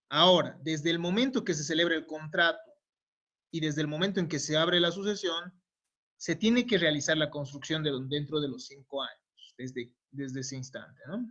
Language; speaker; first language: Spanish; native; Spanish